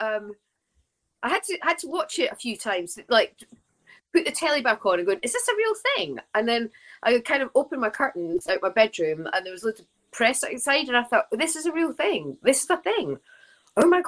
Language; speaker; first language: English; native; English